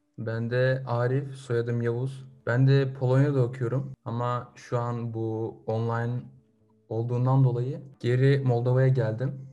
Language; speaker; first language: Turkish; early bilingual, other home language; Russian